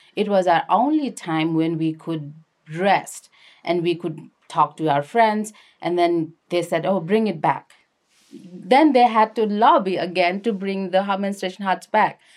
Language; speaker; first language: English; non-native, local second language; Nepali